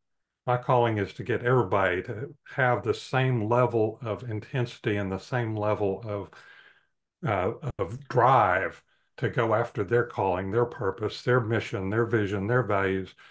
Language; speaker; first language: English; native; English